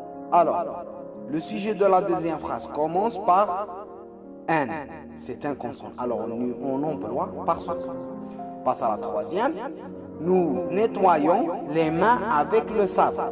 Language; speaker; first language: French; non-native, local second language; Arabic